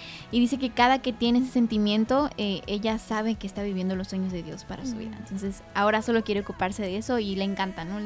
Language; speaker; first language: Spanish; native; Spanish